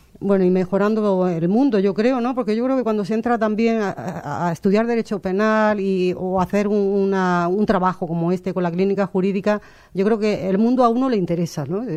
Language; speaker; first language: Spanish; native; Spanish